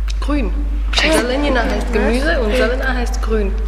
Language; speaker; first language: German; non-native, fluent; Czech